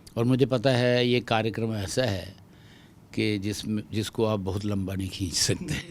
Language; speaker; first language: Hindi; non-native, local second language; Dogri